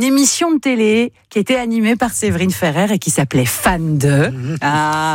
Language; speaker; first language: French; native; French